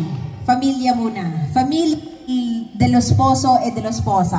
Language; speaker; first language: Italian; non-native, learner; Filipino